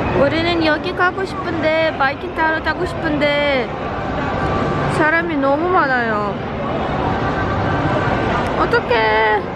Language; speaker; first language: Korean; non-native, learner; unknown